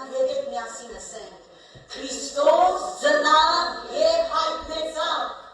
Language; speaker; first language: Armenian; early bilingual, heritage; Armenian